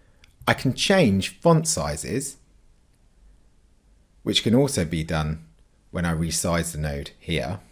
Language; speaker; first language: English; native; English